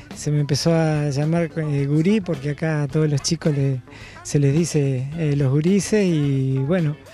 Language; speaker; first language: Spanish; native; Spanish